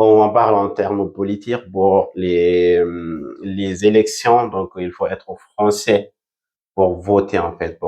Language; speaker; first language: French; non-native, fluent; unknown